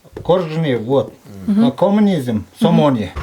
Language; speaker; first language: Russian; non-native, local second language; Tajik